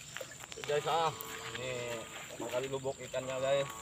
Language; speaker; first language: Malay; native; Malay